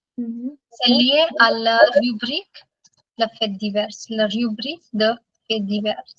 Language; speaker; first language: French; non-native, fluent; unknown